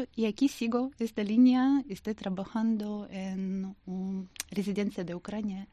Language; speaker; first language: Spanish; non-native, learner; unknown